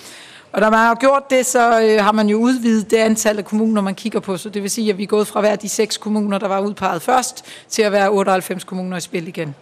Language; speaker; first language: Danish; native; Danish